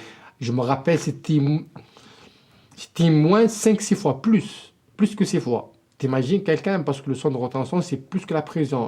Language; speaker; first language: French; non-native, local second language; Arabic